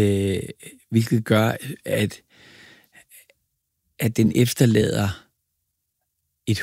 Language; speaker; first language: Danish; native; Danish